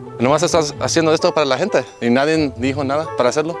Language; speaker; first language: Spanish; native; Spanish